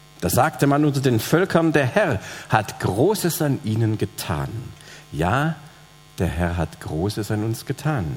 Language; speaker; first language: German; native; German